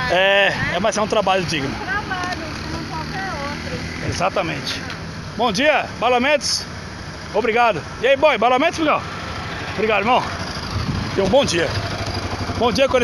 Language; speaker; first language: Portuguese; native; Portuguese